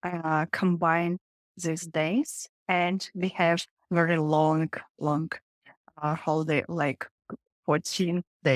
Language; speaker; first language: English; non-native, learner; Russian